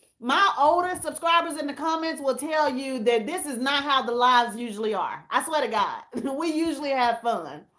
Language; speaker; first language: English; native; English